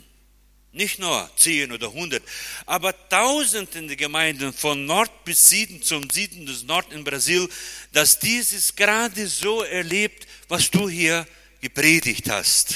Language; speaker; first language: German; early bilingual, heritage; German